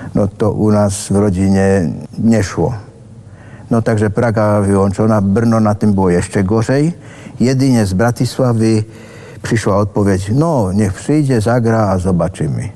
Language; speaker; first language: Polish; native; Polish